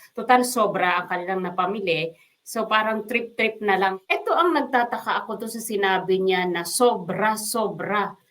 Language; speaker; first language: Filipino; non-native, local second language; Waray